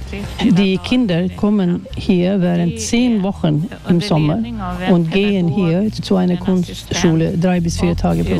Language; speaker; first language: German; non-native, fluent; Swedish